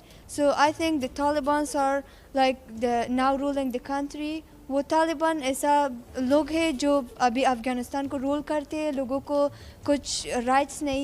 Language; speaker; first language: Hindi; non-native, learner; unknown